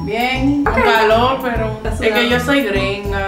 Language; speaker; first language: Spanish; non-native, fluent; English